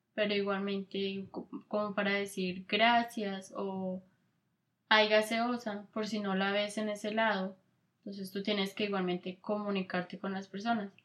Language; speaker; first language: Spanish; native; Spanish